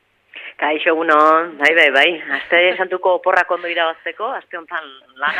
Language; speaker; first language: Basque; native; Basque